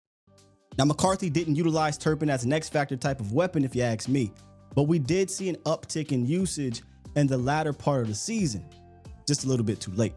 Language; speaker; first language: English; native; English